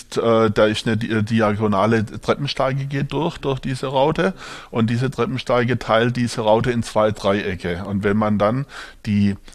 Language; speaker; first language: German; native; German